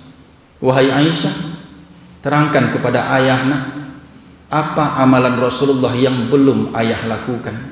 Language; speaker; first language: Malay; non-native, local second language; Minangkabau